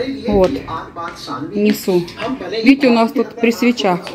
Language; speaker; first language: Russian; native; Russian